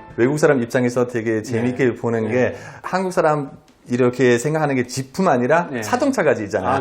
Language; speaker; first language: Korean; non-native, fluent; German